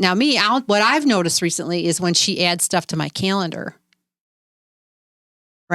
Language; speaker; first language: English; native; English